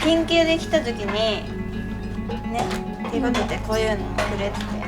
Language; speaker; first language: Japanese; native; Japanese